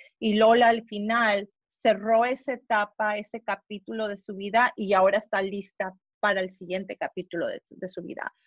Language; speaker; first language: Spanish; early bilingual, heritage; Spanish